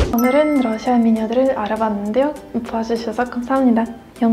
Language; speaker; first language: Korean; non-native, fluent; Russian